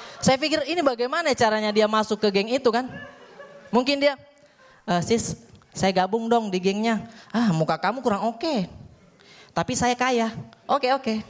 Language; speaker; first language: Indonesian; native; Indonesian